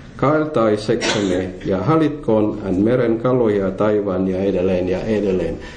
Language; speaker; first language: Finnish; non-native, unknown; Morisyen